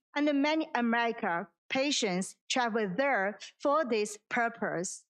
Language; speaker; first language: English; non-native, fluent; Chinese